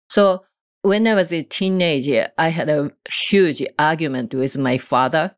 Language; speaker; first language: English; non-native, learner; Japanese